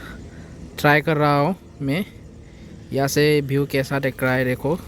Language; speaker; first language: Hindi; non-native, local second language; Assamese